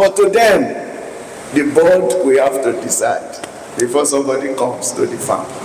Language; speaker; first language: English; non-native, local second language; Yoruba